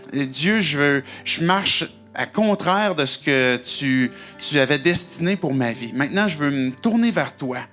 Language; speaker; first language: French; native; French